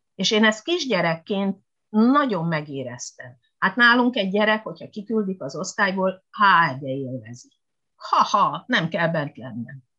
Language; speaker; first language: Hungarian; non-native, fluent; Japanese